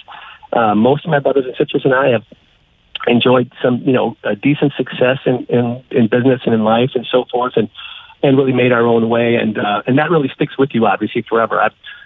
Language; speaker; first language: English; native; English